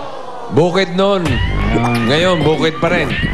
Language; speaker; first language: Filipino; native; Filipino